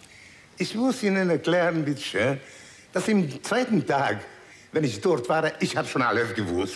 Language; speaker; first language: German; non-native, fluent; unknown